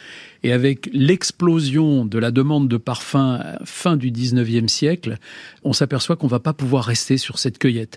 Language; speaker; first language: French; native; French